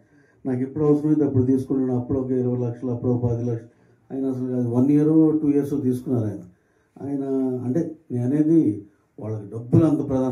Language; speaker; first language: Telugu; native; Telugu